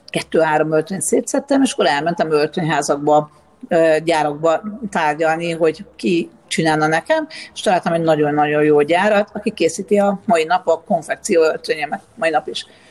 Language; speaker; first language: Hungarian; native; Hungarian